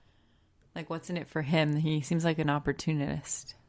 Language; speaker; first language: English; native; English